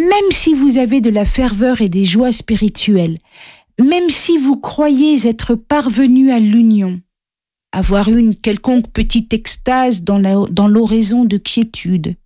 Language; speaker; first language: French; native; French